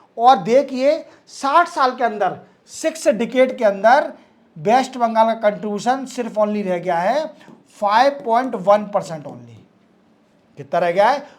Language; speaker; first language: Hindi; native; Hindi